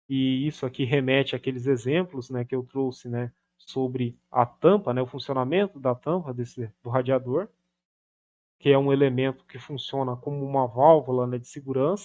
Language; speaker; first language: Portuguese; native; Portuguese